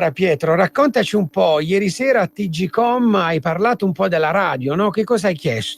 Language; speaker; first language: Italian; native; Italian